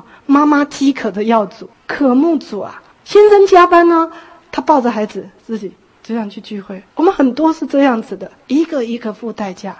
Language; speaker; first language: Chinese; native; Chinese